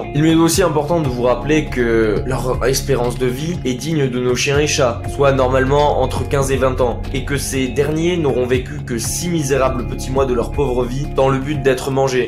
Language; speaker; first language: French; native; French